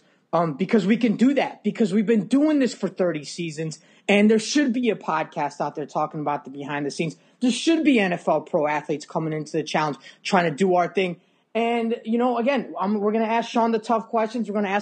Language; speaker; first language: English; native; English